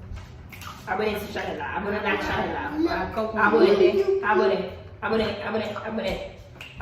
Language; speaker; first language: Haitian Creole; early bilingual, heritage; Haitian Creole